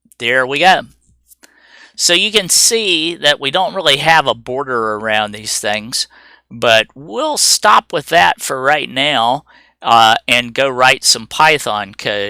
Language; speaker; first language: English; native; English